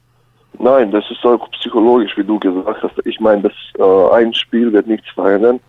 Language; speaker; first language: German; early bilingual, other home language; Bosnian